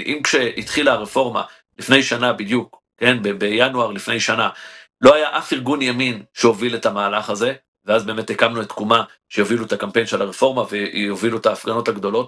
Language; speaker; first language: Hebrew; native; Hebrew